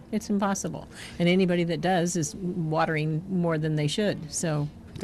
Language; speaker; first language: English; native; English